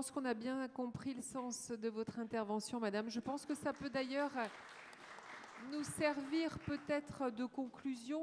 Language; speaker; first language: French; native; French